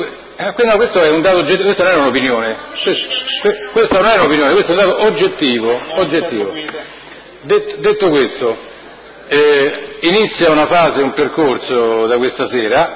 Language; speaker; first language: Italian; native; Italian